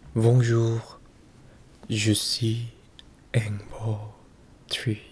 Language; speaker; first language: French; non-native, learner; Korean